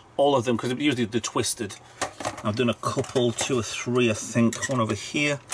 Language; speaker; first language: English; native; English